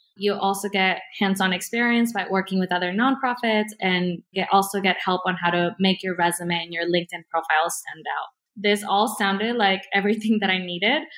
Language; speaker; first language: English; early bilingual, other home language; Spanish